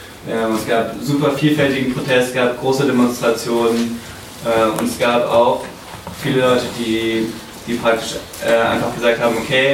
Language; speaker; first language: German; native; German